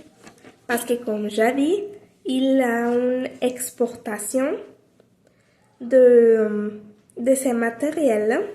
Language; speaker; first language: French; non-native, learner; Spanish